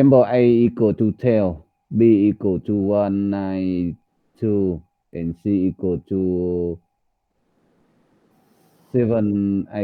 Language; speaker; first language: English; non-native, learner; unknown